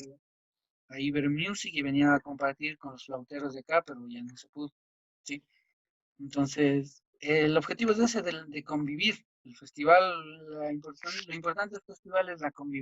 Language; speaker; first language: Spanish; non-native, local second language; Quechua